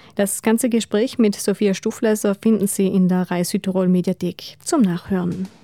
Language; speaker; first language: German; native; German